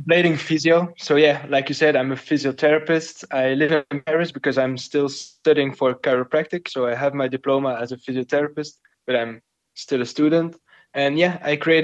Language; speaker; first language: English; non-native, fluent; Dutch